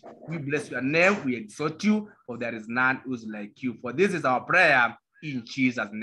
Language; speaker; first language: English; non-native, local second language; Kamba